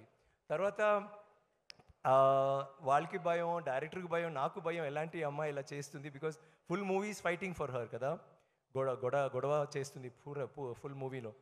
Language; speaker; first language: Telugu; non-native, learner; Tamil